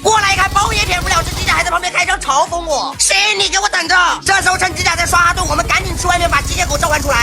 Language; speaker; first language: Chinese; native; Chinese